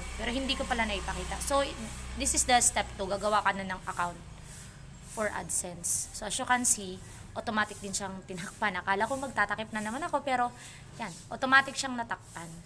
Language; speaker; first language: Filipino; non-native, local second language; Waray